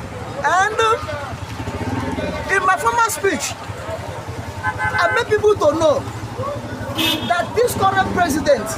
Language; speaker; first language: English; non-native, local second language; Igbo